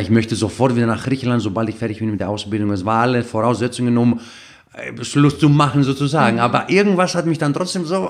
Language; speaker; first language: German; non-native, fluent; Greek